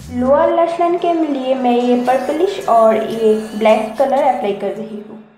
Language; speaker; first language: Hindi; non-native, learner; Bangla